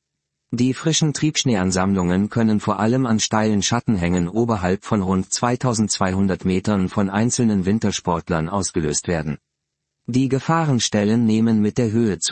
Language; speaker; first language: German; native; German